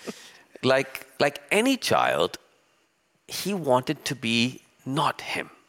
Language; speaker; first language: English; early bilingual, other home language; Urdu